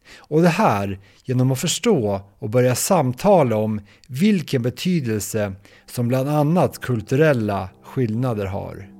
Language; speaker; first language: Swedish; native; Swedish